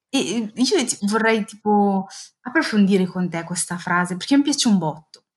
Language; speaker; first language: Italian; early bilingual, other home language; Arabic